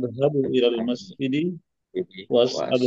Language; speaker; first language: Arabic; non-native, learner; Indonesian